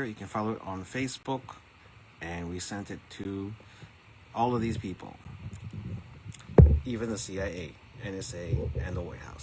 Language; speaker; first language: English; native; English